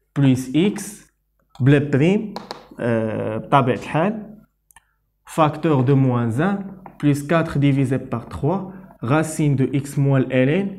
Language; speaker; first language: French; non-native, local second language; Arabic